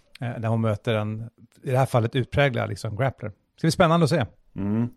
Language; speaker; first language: Swedish; native; Swedish